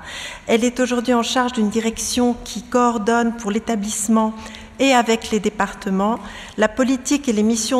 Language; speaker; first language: French; native; French